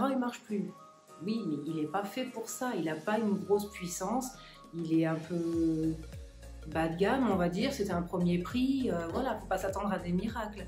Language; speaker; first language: French; native; French